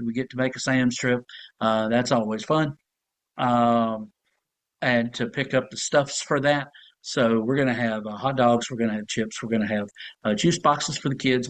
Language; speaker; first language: English; native; English